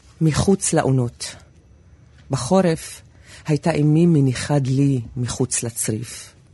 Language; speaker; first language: Hebrew; non-native, local second language; Arabic